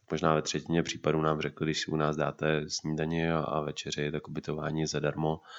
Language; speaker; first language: Czech; native; Czech